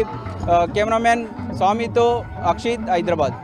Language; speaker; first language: Telugu; native; Telugu